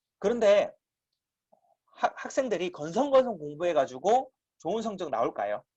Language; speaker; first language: Korean; native; Korean